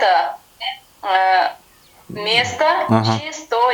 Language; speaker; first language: Russian; non-native, learner; Kyrgyz